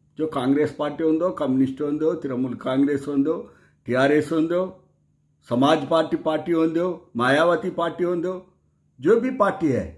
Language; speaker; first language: Hindi; non-native, local second language; Telugu